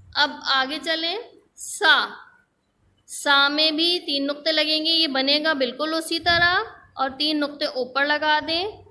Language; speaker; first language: Urdu; native; Urdu